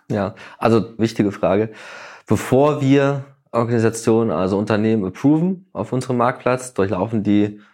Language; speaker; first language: German; native; German